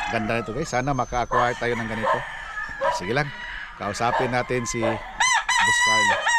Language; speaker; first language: Filipino; non-native, local second language; Cebuano